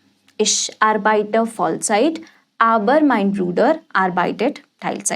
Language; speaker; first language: German; non-native, fluent; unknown